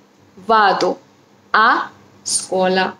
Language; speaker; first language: Italian; non-native, learner; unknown